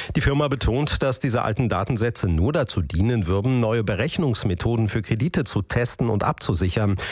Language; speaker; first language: German; native; German